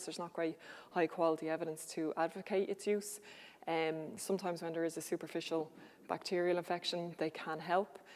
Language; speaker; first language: English; native; English